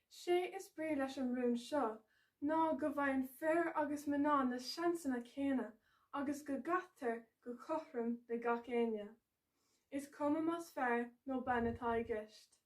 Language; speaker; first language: Irish; non-native, local second language; English